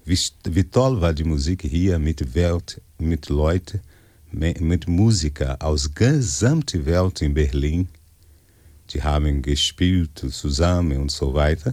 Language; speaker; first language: German; non-native, fluent; Portuguese